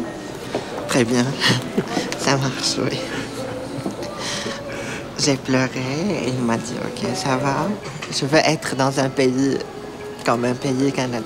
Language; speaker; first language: French; non-native, learner; Arabic